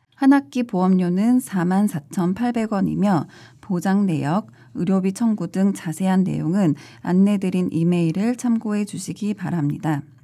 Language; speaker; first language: Korean; native; Korean